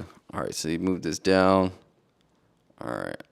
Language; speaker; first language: English; native; English